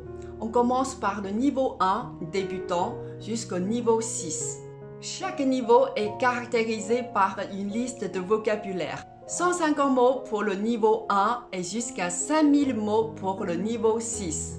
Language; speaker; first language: French; non-native, fluent; Chinese